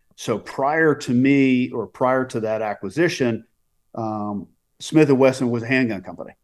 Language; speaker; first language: English; native; English